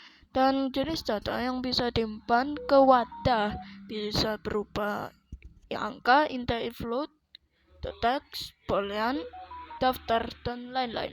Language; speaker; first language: Indonesian; native; Indonesian